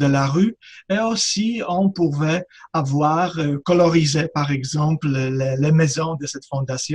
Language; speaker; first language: French; non-native, fluent; Polish